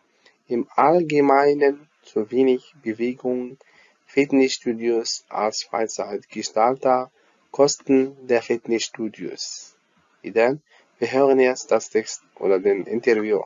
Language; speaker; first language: German; non-native, fluent; Arabic